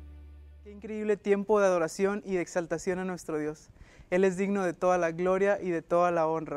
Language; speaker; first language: Spanish; native; Spanish